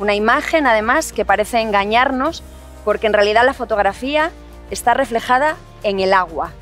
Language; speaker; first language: Spanish; native; Spanish